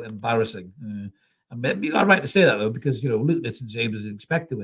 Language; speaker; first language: English; native; English